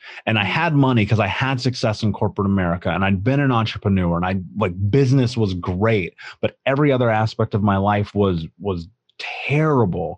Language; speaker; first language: English; native; English